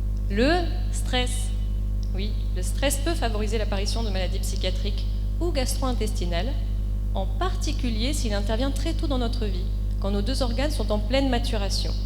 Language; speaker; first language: French; native; French